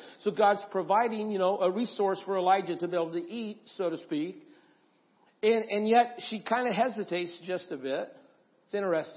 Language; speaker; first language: English; native; English